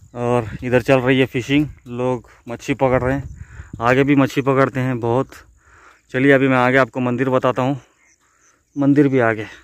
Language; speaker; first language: Hindi; non-native, local second language; Urdu